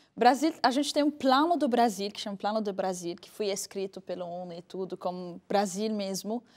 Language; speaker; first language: Portuguese; non-native, fluent; Arabic